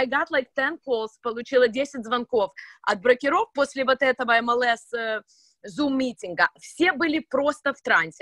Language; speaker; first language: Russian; native; Russian